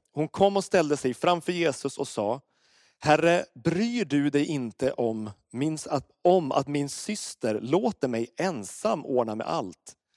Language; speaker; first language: Swedish; native; Swedish